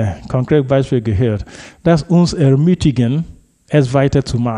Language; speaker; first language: German; non-native, fluent; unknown